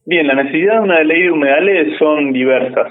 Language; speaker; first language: Spanish; native; Spanish